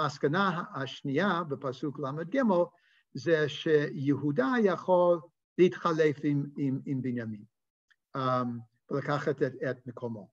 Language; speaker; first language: Hebrew; non-native, fluent; English